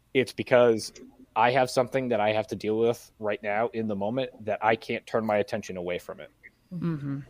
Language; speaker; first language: English; native; English